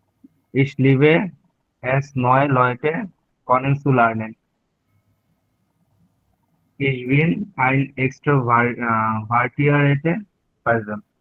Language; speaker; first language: German; non-native, learner; Bangla